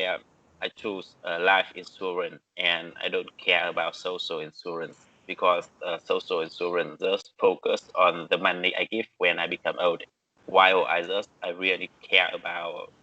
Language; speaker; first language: English; non-native, learner; Vietnamese